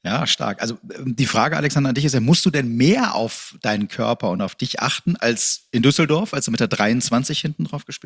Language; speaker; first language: German; native; German